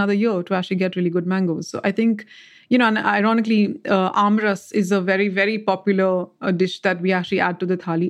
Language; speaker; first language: English; non-native, local second language; Marathi